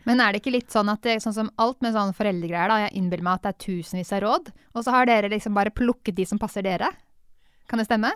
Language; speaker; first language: Norwegian; native; Norwegian